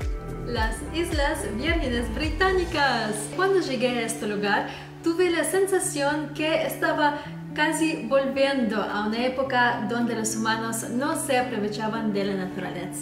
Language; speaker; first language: Spanish; non-native, fluent; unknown